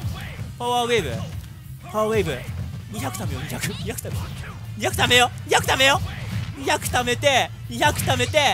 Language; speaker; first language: Japanese; native; Japanese